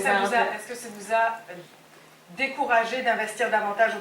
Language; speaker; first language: French; native; French